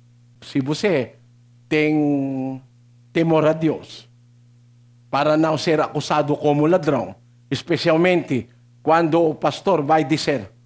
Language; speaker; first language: Portuguese; non-native, learner; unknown